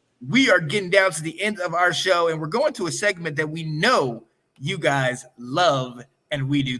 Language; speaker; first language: English; native; English